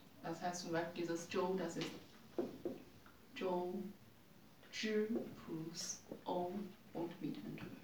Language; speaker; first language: German; non-native, learner; Chinese